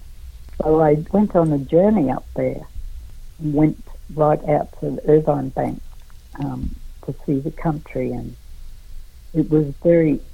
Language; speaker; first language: English; native; English